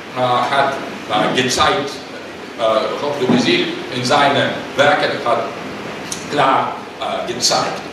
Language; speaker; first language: German; non-native, learner; Russian